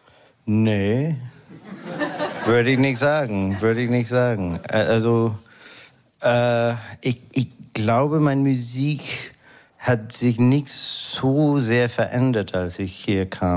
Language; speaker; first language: German; non-native, fluent; English